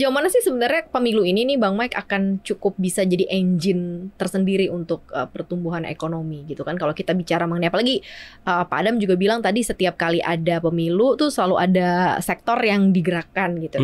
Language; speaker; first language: Indonesian; native; Indonesian